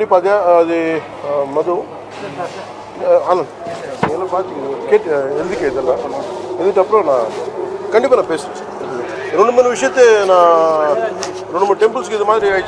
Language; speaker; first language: Tamil; non-native, learner; Telugu